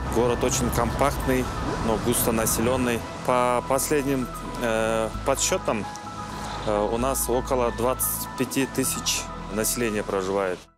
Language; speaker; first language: Russian; non-native, local second language; Kyrgyz